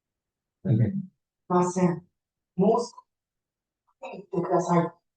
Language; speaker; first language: Japanese; non-native, learner; Indonesian